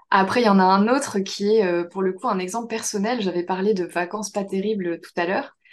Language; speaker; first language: French; native; French